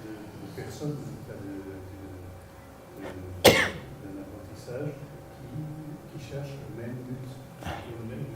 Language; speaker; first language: French; non-native, fluent; Spanish